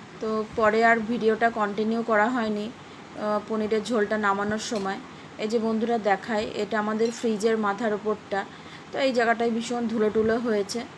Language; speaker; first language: Bangla; native; Bangla